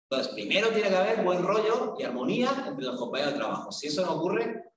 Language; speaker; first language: Spanish; native; Spanish